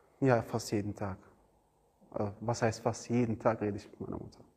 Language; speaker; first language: German; non-native, learner; Arabic